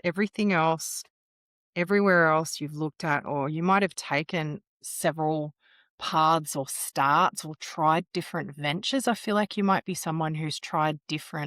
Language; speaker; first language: English; native; English